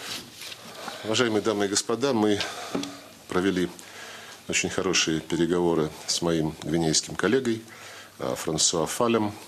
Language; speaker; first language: Russian; native; Russian